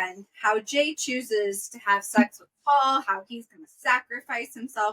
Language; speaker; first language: English; native; English